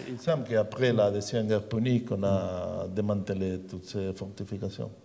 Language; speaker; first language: French; non-native, learner; Spanish